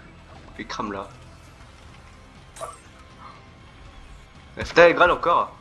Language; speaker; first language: French; native; French